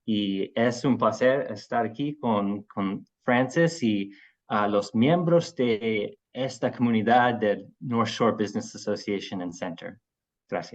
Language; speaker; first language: Spanish; non-native, fluent; English